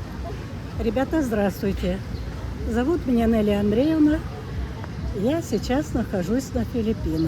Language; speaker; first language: Russian; native; Russian